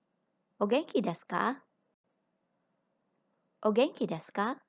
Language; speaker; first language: Japanese; non-native, learner; Filipino